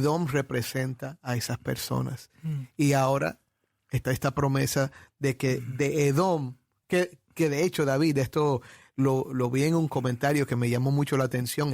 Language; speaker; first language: Spanish; native; Spanish